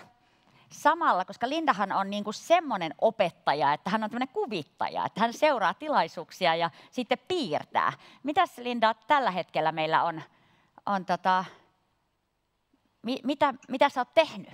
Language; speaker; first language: Finnish; native; Finnish